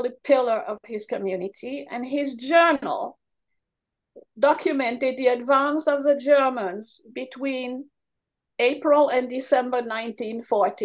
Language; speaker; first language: English; non-native, fluent; French